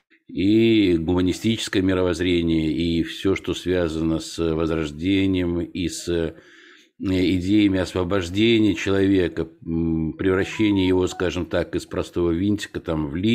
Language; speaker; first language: Russian; native; Russian